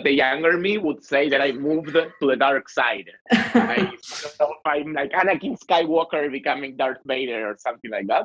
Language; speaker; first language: English; non-native, fluent; Spanish